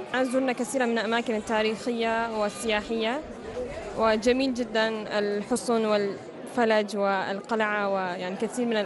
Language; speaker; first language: Arabic; non-native, learner; Turkish